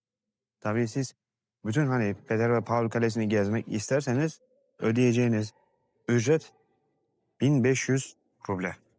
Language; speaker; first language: Turkish; native; Turkish